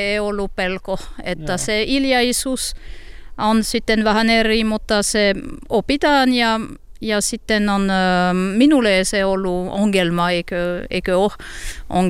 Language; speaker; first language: Finnish; non-native, learner; French